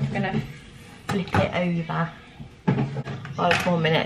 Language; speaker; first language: English; native; English